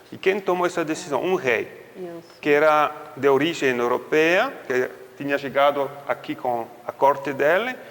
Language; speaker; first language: Portuguese; non-native, fluent; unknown